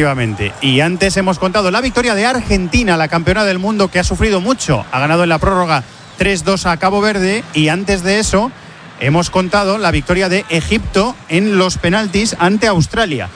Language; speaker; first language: Spanish; native; Spanish